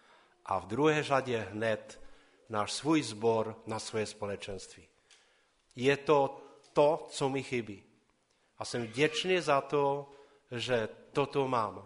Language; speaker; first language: Czech; non-native, local second language; Polish